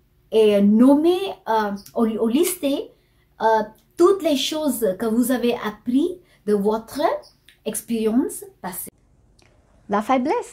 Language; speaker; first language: French; non-native, fluent; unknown